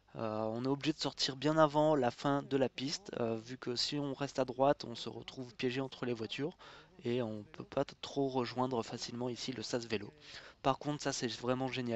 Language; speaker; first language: French; native; French